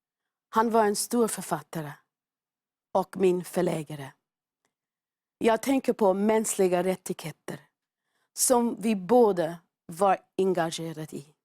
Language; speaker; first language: Swedish; non-native, fluent; English